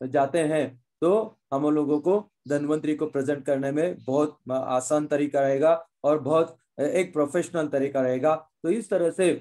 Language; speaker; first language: Hindi; non-native, local second language; Marathi